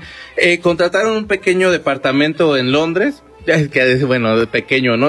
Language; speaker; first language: Spanish; native; Spanish